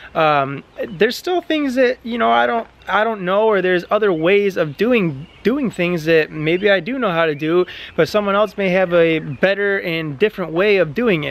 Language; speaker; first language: English; native; English